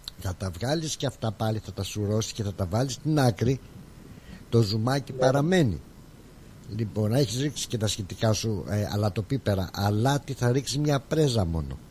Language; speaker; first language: Greek; native; Greek